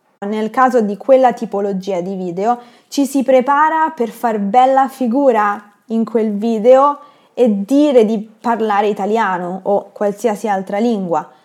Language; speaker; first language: Italian; native; Italian